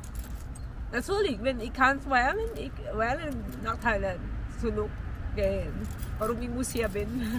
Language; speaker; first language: German; non-native, learner; Thai